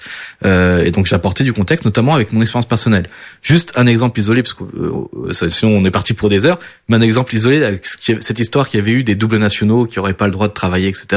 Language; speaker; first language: French; early bilingual, other home language; Portuguese